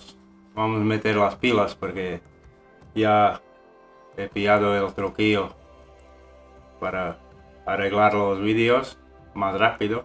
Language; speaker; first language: Spanish; non-native, fluent; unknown